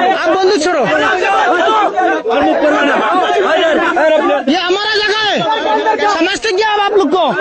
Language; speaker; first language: Hindi; non-native, learner; Bangla